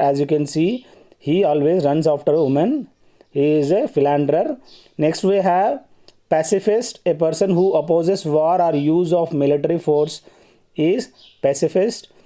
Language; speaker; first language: English; non-native, local second language; Telugu